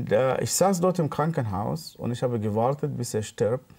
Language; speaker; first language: German; non-native, fluent; Arabic